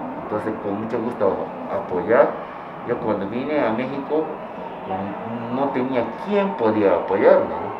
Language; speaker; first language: Spanish; non-native, fluent; Japanese